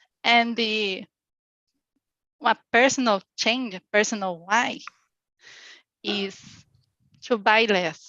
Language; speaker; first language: English; non-native, learner; Portuguese